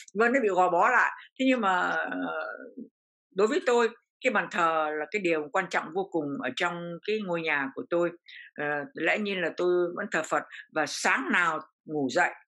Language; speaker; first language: Vietnamese; native; Vietnamese